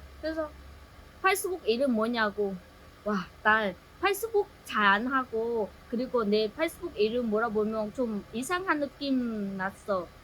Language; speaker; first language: Korean; non-native, learner; Vietnamese